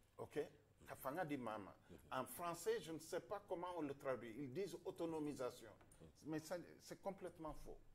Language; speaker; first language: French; non-native, local second language; Wolof